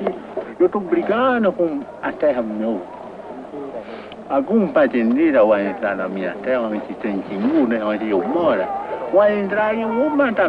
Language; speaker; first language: Portuguese; non-native, local second language; Kayapó